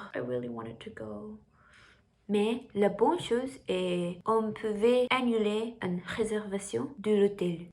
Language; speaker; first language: French; non-native, learner; Japanese